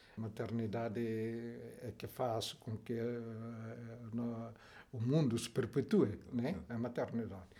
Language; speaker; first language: Portuguese; non-native, local second language; Tetum